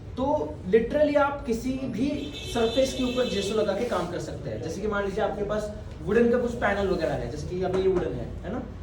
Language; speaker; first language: Hindi; non-native, local second language; Marathi